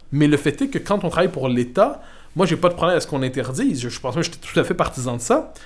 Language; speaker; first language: French; native; French